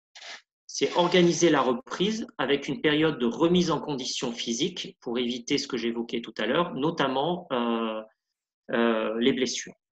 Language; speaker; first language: French; native; French